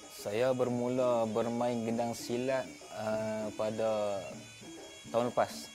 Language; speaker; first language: Malay; native; Malay